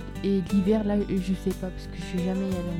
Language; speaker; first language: French; early bilingual, other home language; Turkish